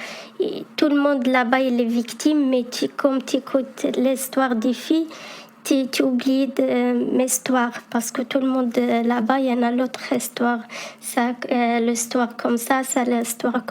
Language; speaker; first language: French; non-native, learner; Arabic